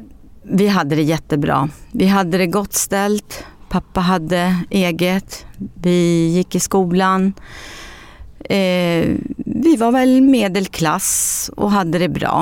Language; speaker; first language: Swedish; early bilingual, other home language; Arabic